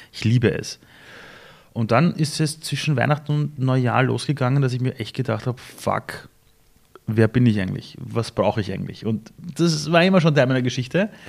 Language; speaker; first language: German; early bilingual, other home language; Persian